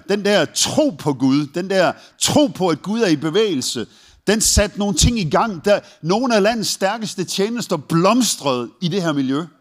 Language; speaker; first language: Danish; native; Danish